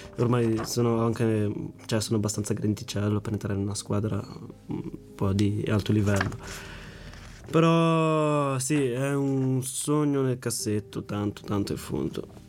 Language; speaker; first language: Italian; early bilingual, other home language; Arabic